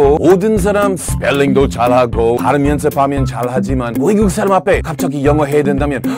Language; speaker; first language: Korean; non-native, fluent; English